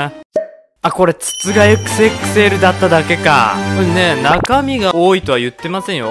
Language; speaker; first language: Japanese; native; Japanese